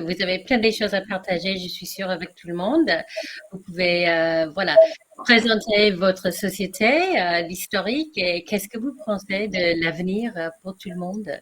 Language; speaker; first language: French; non-native, learner; English